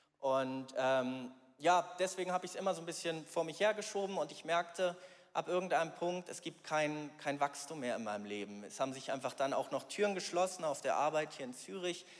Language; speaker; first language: German; native; German